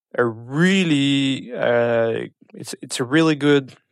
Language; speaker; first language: English; non-native, fluent; French